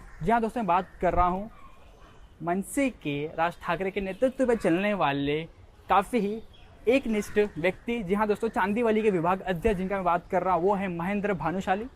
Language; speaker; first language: Hindi; native; Hindi